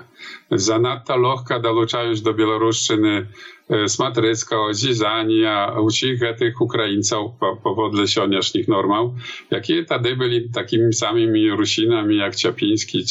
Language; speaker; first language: Polish; non-native, learner; Belarusian